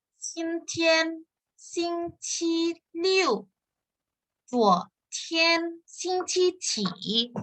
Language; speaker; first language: Chinese; non-native, fluent; Indonesian